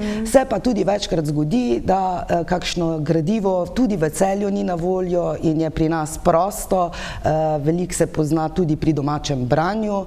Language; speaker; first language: Slovenian; native; Slovenian